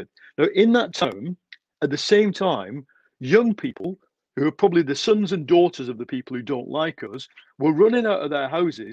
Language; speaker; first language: English; native; English